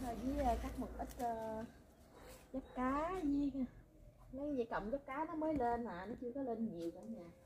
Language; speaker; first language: Vietnamese; native; Vietnamese